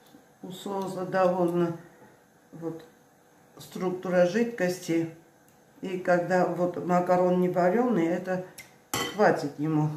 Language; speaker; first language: Russian; non-native, fluent; Armenian